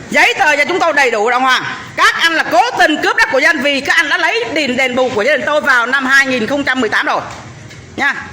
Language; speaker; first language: Vietnamese; non-native, local second language; Jarai